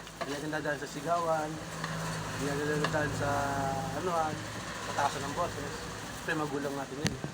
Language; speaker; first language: Filipino; native; Filipino